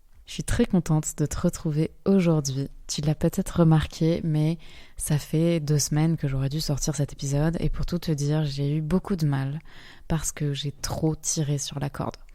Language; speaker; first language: French; native; French